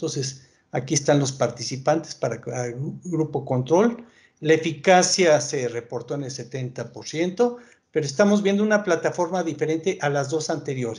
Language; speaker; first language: Spanish; native; Spanish